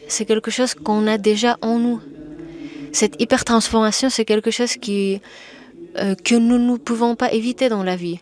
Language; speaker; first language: French; non-native, fluent; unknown